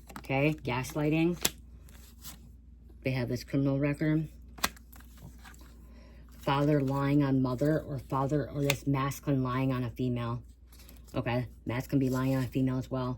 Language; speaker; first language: English; native; English